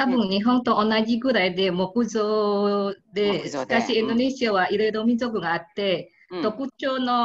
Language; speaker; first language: Japanese; non-native, fluent; Indonesian